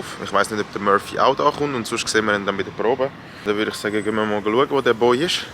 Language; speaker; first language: German; native; German